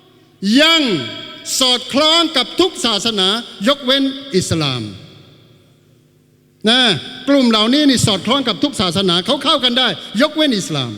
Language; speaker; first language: Thai; non-native, local second language; Malay